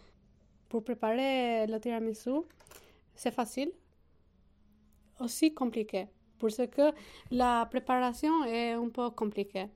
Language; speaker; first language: French; non-native, learner; Albanian